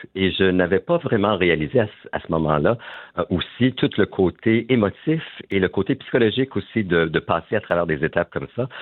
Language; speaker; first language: French; native; French